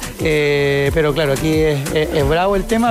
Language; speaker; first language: Spanish; native; Spanish